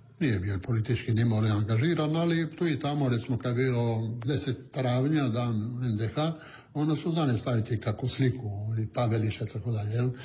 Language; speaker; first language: Croatian; non-native, local second language; Italian